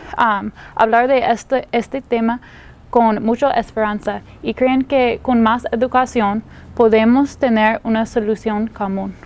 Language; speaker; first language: Spanish; non-native, learner; English